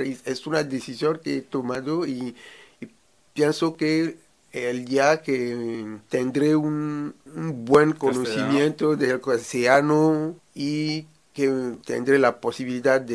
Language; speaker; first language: Spanish; non-native, learner; Ewe